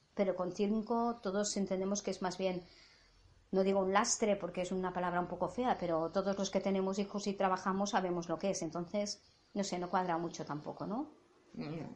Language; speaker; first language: Spanish; non-native, local second language; Catalan